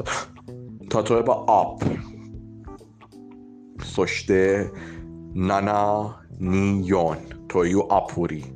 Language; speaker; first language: Japanese; non-native, learner; Persian